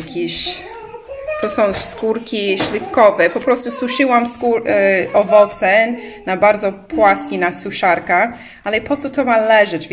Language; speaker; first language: Polish; early bilingual, heritage; English